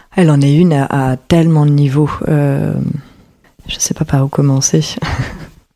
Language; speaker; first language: French; native; French